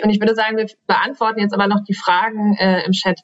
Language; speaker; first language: German; native; German